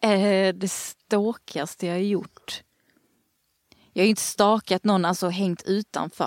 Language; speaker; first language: Swedish; native; Swedish